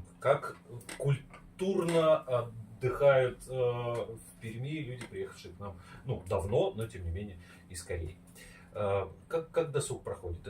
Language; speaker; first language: Russian; native; Russian